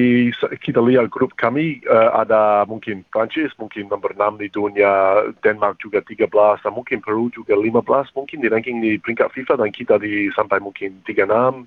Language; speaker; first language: Indonesian; early bilingual, heritage; English